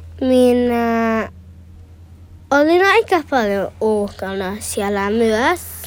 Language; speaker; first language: Finnish; early bilingual, heritage; Finnish